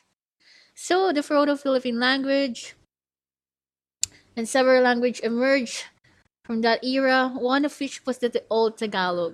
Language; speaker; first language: English; non-native, local second language; Filipino